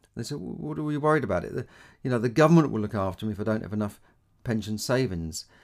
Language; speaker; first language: English; native; English